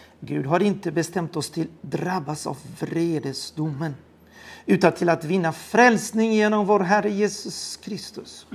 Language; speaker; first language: Swedish; non-native, fluent; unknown